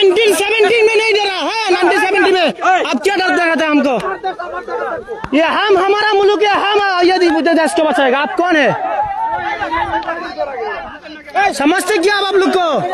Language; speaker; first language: Hindi; non-native, learner; Bangla